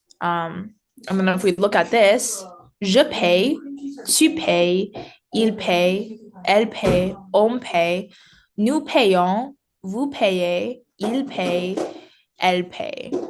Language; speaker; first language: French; non-native, learner; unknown